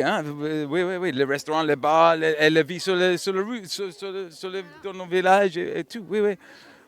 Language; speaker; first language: French; non-native, learner; English